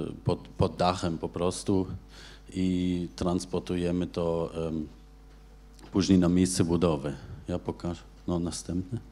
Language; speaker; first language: Polish; non-native, fluent; German